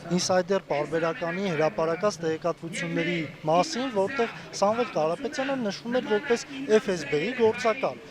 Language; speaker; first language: Armenian; native; Armenian